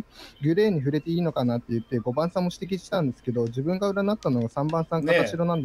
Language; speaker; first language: Japanese; native; Japanese